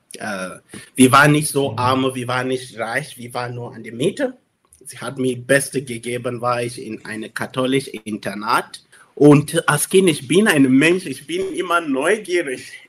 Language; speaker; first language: German; non-native, learner; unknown